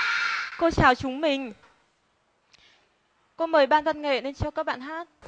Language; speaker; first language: Vietnamese; native; Vietnamese